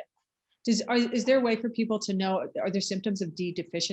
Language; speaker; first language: English; native; English